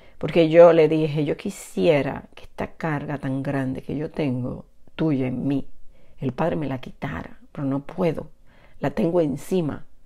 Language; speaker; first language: Spanish; native; Spanish